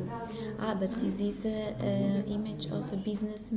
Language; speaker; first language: English; non-native, learner; Portuguese